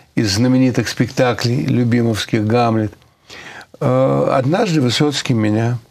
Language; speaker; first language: Russian; native; Russian